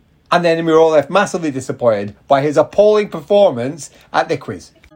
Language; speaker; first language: English; native; English